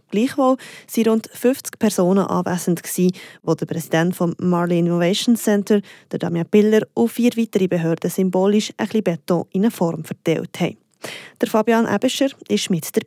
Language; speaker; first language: German; native; German